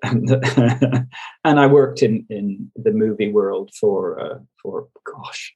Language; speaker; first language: English; native; English